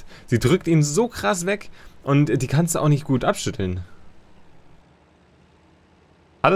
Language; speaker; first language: German; native; German